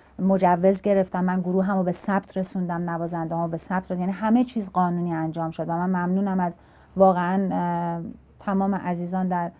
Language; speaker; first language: Persian; native; Persian